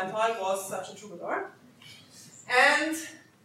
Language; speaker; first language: English; non-native, fluent; German